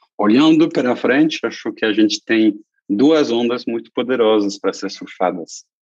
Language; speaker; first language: Portuguese; non-native, fluent; French